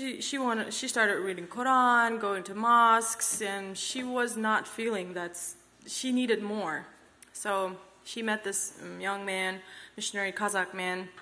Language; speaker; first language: English; non-native, fluent; Kazakh